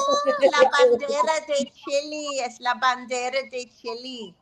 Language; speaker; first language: Spanish; non-native, learner; English